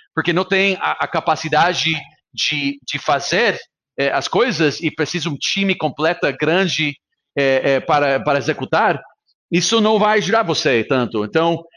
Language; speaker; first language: Portuguese; non-native, fluent; English